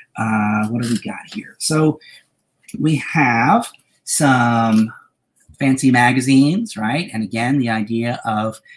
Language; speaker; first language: English; native; English